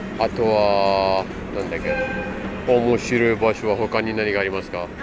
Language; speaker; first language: Japanese; non-native, learner; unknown